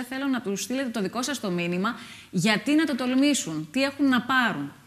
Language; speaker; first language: Greek; native; Greek